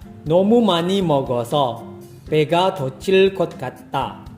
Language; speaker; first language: Korean; non-native, fluent; Indonesian